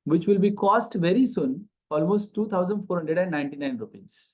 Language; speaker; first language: English; non-native, local second language; Marathi